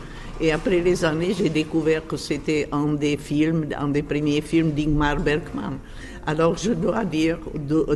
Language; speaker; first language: French; non-native, fluent; Czech